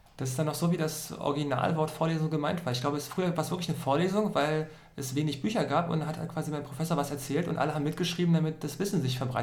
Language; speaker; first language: German; native; German